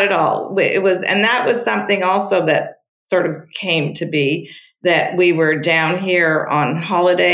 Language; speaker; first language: English; non-native, fluent; French